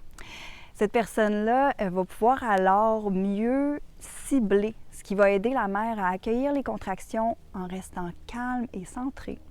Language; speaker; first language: French; native; French